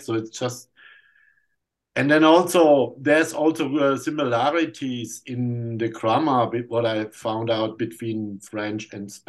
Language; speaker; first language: English; non-native, fluent; German